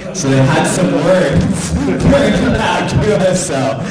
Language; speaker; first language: English; native; English